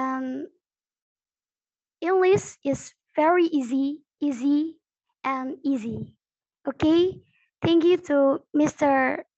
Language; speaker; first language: English; non-native, learner; Indonesian